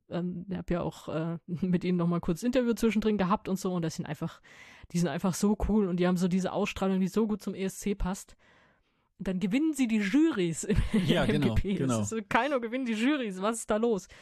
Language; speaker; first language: German; native; German